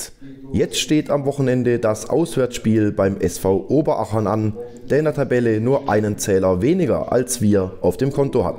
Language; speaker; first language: German; native; German